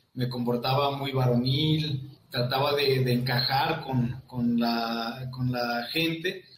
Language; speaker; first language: Spanish; native; Spanish